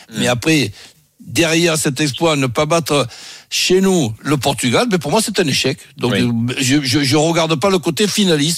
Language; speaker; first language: French; native; French